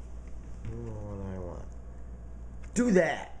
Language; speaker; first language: English; native; English